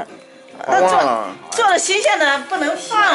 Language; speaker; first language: Chinese; native; Chinese